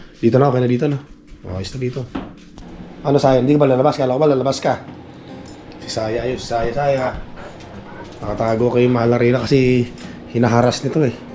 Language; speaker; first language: Filipino; non-native, local second language; Iloko